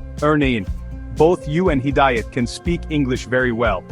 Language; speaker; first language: English; non-native, fluent; Turkish